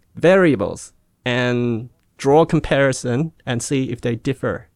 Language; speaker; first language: English; non-native, local second language; Cantonese